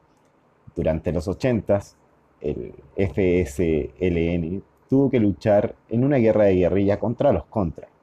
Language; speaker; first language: Spanish; native; Spanish